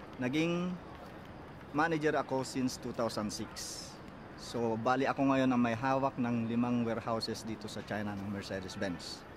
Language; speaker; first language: Filipino; non-native, local second language; Iloko